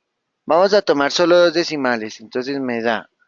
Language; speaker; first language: Spanish; native; Spanish